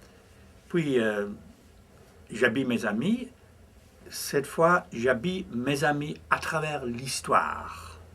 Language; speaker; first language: French; non-native, fluent; English